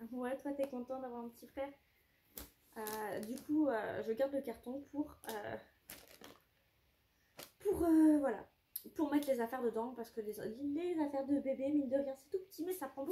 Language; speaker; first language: French; native; French